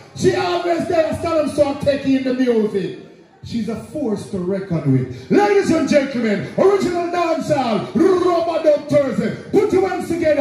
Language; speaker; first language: English; native; English